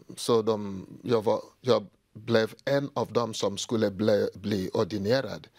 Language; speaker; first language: Swedish; non-native, fluent; Igbo